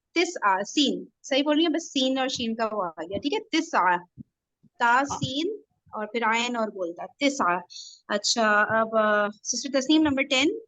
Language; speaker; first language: Urdu; native; Urdu